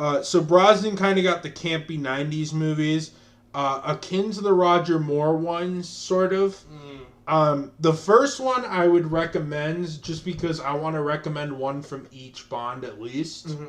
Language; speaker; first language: English; native; English